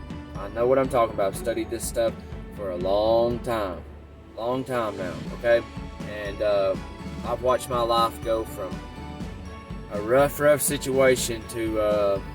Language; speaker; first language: English; native; English